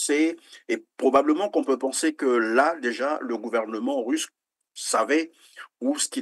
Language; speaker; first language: French; native; French